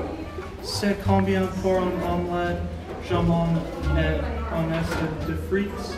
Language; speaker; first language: French; non-native, learner; English